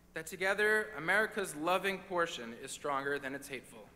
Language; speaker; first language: English; native; English